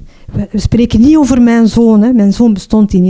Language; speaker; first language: Dutch; non-native, local second language; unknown